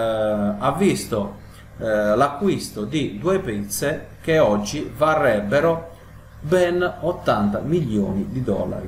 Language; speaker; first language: Italian; native; Italian